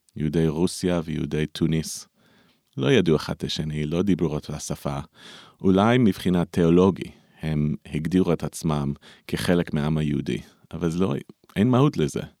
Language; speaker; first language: Hebrew; non-native, fluent; English